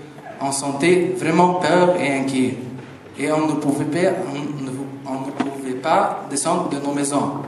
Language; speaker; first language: French; non-native, fluent; Arabic